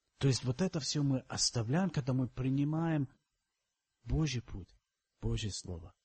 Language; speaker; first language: Russian; non-native, fluent; English